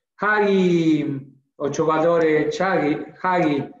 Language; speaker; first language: Italian; non-native, fluent; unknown